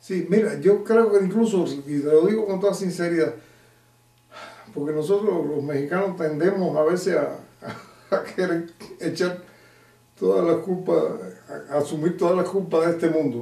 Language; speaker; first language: Spanish; native; Spanish